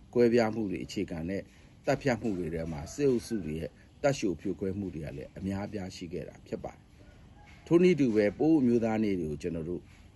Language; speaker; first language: Burmese; non-native, local second language; Pa'o Karen